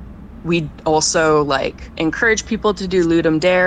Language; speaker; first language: English; native; English